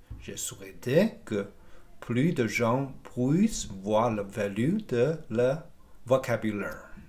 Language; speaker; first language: French; non-native, learner; Chinese